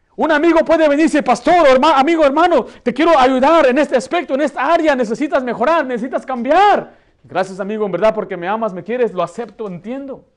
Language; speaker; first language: Spanish; early bilingual, heritage; Spanish